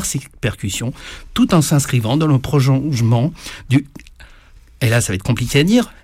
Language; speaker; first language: French; native; French